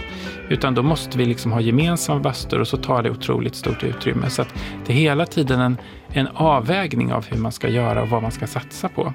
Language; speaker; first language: Swedish; native; Swedish